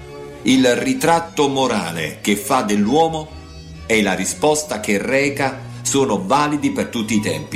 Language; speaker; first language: Italian; native; Italian